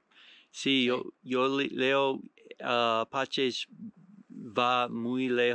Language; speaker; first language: Spanish; non-native, learner; English